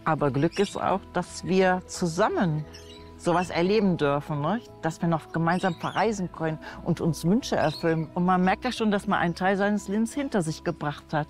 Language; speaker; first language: German; native; German